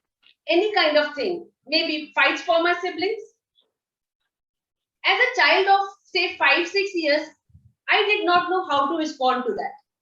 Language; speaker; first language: English; non-native, local second language; Hindi